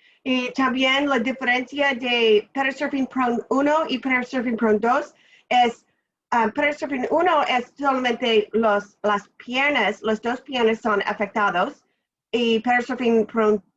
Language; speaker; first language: Spanish; non-native, learner; English